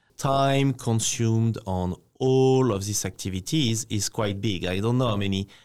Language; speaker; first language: English; non-native, fluent; French